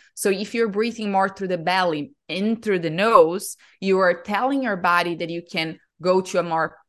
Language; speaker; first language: English; non-native, fluent; Portuguese